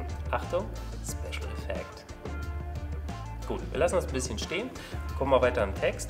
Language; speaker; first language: German; native; German